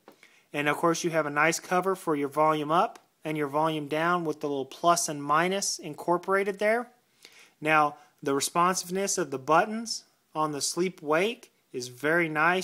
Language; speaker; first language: English; native; English